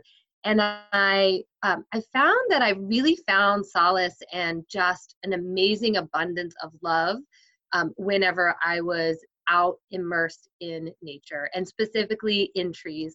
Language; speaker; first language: English; native; English